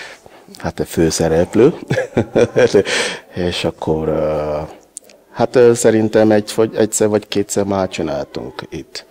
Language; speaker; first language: Hungarian; non-native, learner; Yoruba